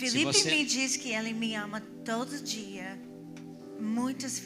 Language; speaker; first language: Portuguese; non-native, fluent; English